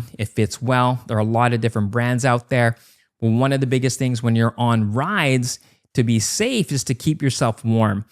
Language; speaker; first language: English; native; English